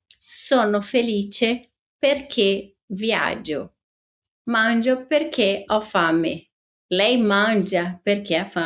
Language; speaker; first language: Italian; non-native, fluent; Portuguese